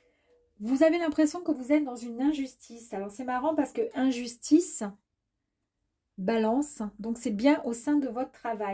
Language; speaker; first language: French; native; French